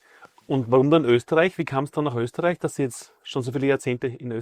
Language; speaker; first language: German; native; German